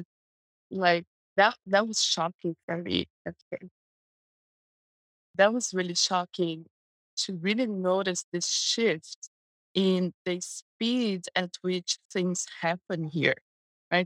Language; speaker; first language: English; non-native, fluent; Portuguese